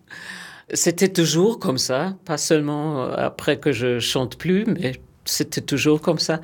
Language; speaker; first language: French; non-native, fluent; German